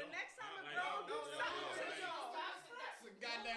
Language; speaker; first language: English; native; English